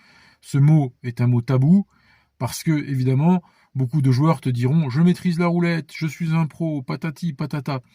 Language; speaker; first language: French; native; French